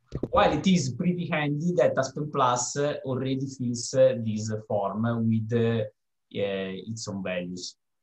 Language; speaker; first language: English; non-native, fluent; Italian